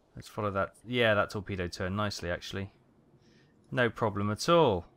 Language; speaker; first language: English; native; English